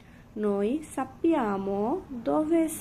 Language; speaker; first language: Italian; non-native, learner; Bangla